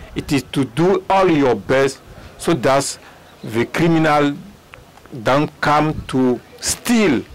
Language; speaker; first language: English; non-native, fluent; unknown